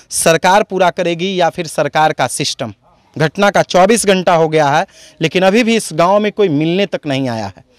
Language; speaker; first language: Hindi; native; Hindi